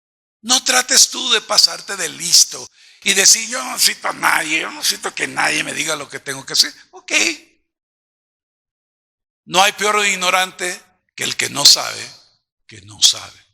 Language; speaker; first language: Spanish; native; Spanish